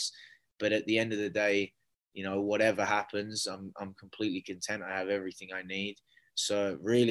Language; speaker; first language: English; native; English